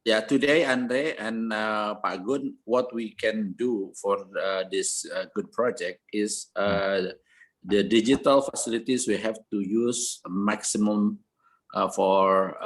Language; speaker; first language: English; non-native, learner; Indonesian